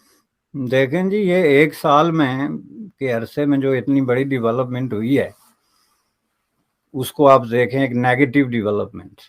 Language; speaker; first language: Urdu; native; Urdu